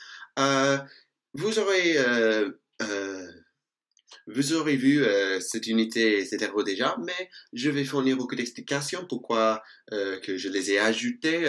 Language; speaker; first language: French; non-native, fluent; English